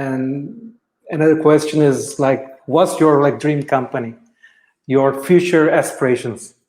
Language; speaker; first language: English; non-native, fluent; Turkish